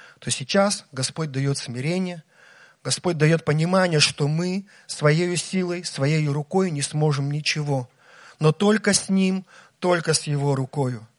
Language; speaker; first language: Russian; native; Russian